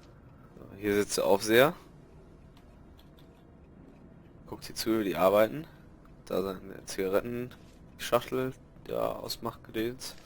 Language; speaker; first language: German; native; German